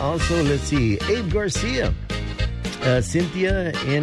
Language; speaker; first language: English; early bilingual, other home language; Spanish